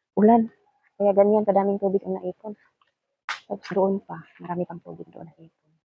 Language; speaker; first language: Filipino; non-native, local second language; Cebuano